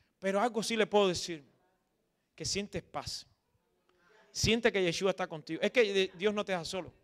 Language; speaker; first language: Spanish; native; Spanish